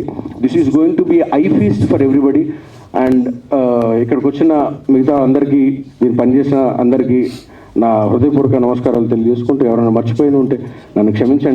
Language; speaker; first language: Telugu; native; Telugu